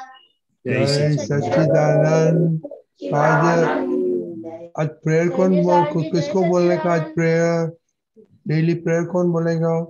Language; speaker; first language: Hindi; non-native, local second language; Gujarati